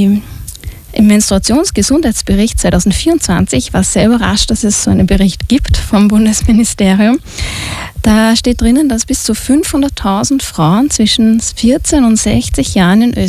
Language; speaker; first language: German; native; German